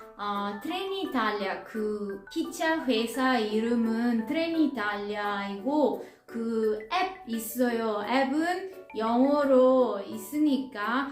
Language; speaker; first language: Korean; non-native, fluent; Italian